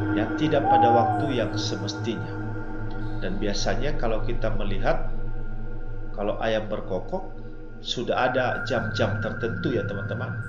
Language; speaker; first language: Indonesian; non-native, local second language; Nias